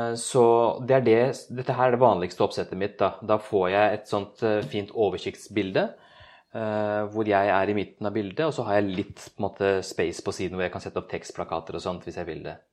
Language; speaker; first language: Norwegian; early bilingual, other home language; Urdu